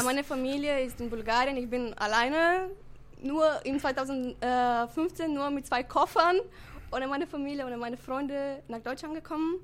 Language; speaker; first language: German; non-native, fluent; Bulgarian